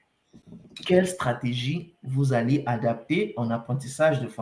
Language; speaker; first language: French; non-native, fluent; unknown